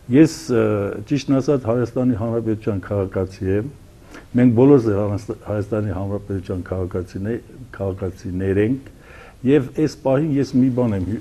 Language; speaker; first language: Armenian; non-native, local second language; Kurdish